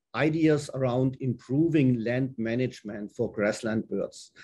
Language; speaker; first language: English; non-native, fluent; German